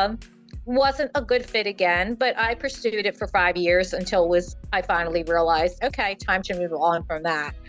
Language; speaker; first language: English; native; English